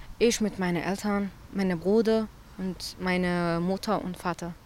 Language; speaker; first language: German; non-native, learner; Central Kurdish